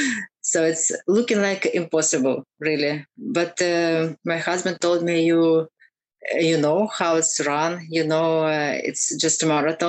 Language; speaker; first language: English; non-native, learner; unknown